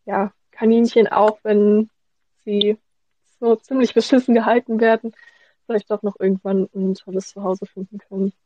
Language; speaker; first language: German; native; German